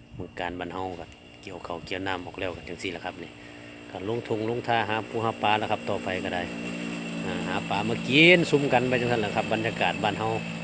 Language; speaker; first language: Thai; native; Thai